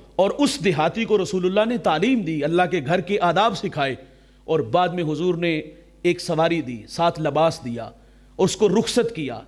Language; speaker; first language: Urdu; non-native, local second language; Punjabi